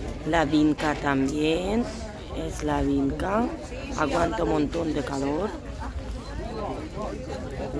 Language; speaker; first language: Spanish; non-native, fluent; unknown